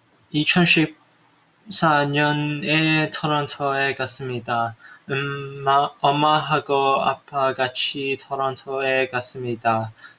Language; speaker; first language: Korean; non-native, learner; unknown